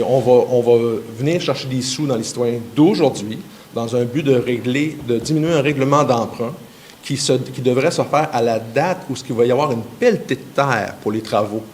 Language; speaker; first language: French; native; French